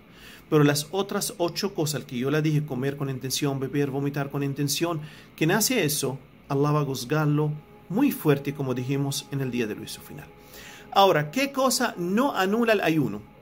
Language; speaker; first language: Spanish; non-native, fluent; Arabic